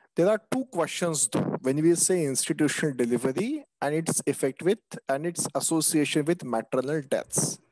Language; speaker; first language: English; non-native, local second language; Marathi